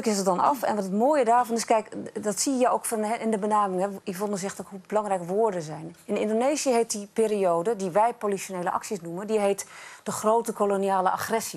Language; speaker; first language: Dutch; native; Dutch